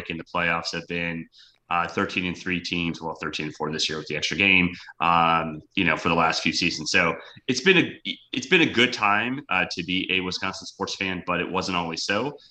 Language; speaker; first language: English; native; English